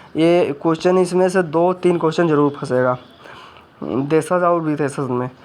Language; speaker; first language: Hindi; native; Hindi